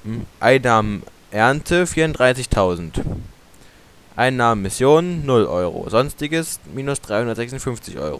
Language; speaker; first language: German; native; German